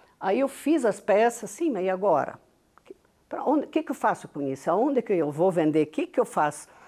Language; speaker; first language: Portuguese; non-native, local second language; Venetian